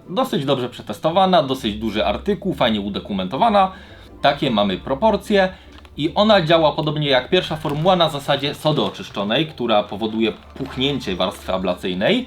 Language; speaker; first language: Polish; native; Polish